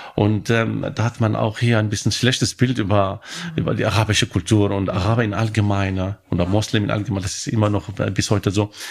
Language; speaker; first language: German; non-native, fluent; Arabic